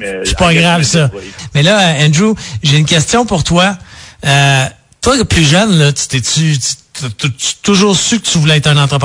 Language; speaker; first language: French; native; French